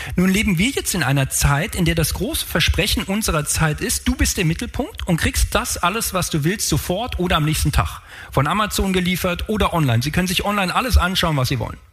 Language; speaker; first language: German; native; German